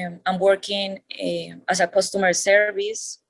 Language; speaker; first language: English; non-native, learner; Spanish